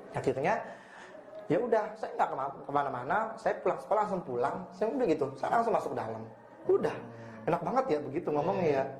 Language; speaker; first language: Indonesian; native; Indonesian